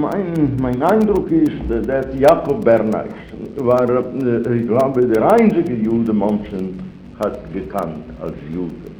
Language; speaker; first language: German; non-native, fluent; Italian